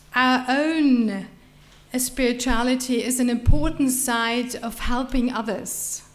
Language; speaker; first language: English; non-native, fluent; German